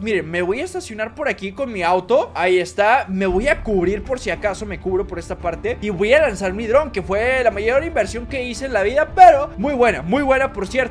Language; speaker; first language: Spanish; native; Spanish